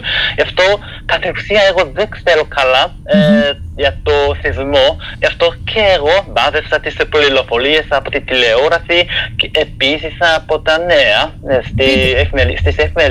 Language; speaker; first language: Greek; non-native, fluent; Japanese